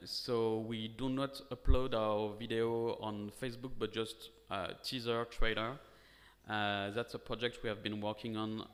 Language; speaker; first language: English; non-native, fluent; French